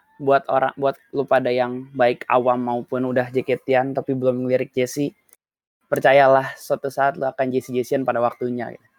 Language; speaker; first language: Indonesian; native; Indonesian